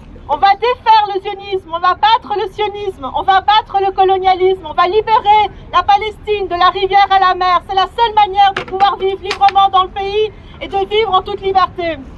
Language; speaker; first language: French; native; French